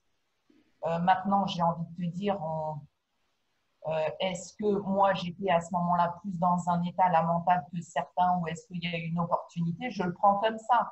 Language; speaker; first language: French; native; French